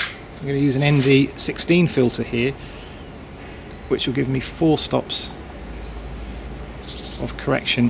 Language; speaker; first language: English; native; English